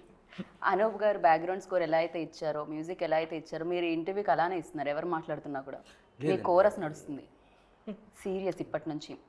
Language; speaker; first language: Telugu; native; Telugu